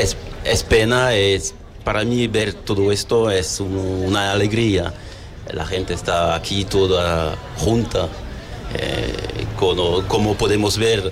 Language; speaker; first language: Spanish; non-native, learner; French